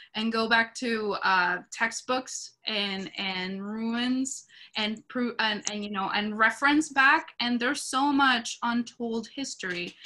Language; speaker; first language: English; non-native, fluent; Spanish